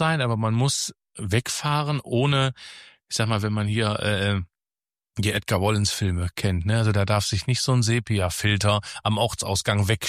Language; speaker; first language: German; native; German